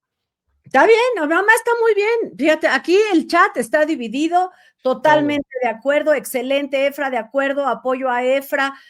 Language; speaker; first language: Spanish; native; Spanish